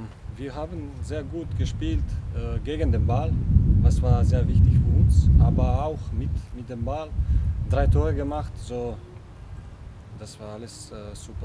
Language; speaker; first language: German; non-native, learner; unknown